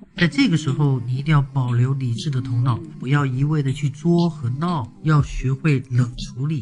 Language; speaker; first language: Chinese; native; Chinese